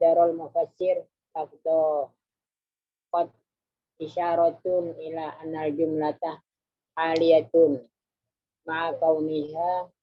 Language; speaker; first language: Arabic; non-native, fluent; Indonesian